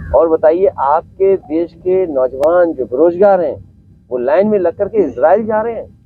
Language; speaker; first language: Hindi; native; Hindi